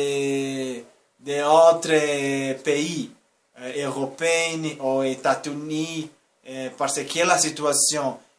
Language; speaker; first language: French; non-native, learner; Portuguese